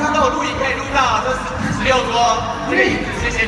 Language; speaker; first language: Chinese; native; Chinese